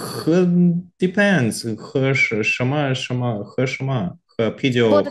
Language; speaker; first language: Chinese; non-native, learner; Korean